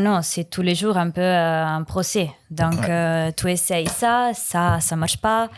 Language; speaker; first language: French; non-native, learner; Italian